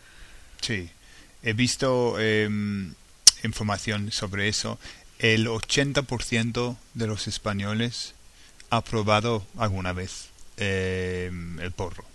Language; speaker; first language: Spanish; non-native, fluent; English